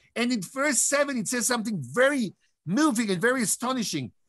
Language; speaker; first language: English; non-native, fluent; Hebrew